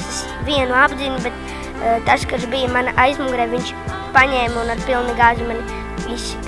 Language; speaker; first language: Latvian; non-native, local second language; Russian